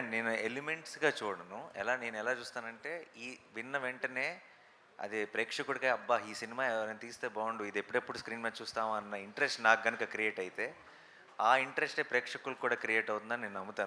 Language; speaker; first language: Telugu; native; Telugu